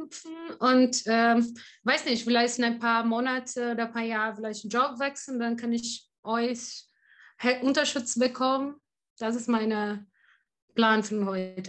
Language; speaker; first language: German; non-native, learner; Portuguese